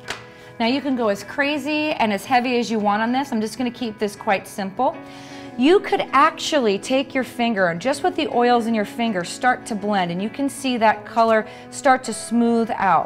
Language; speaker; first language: English; native; English